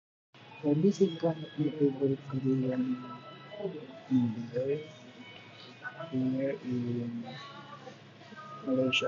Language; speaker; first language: English; non-native, local second language; Filipino